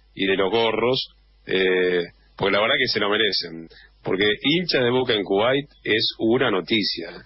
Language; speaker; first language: Spanish; native; Spanish